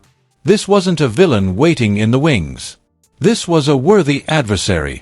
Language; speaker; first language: English; native; English